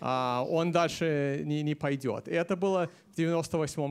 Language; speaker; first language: Russian; early bilingual, heritage; Russian